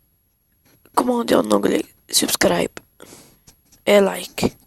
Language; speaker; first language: French; non-native, learner; Arabic